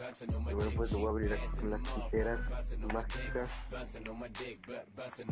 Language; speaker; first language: Spanish; native; Spanish